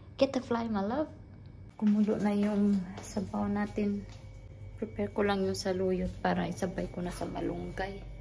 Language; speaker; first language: Filipino; non-native, local second language; Cebuano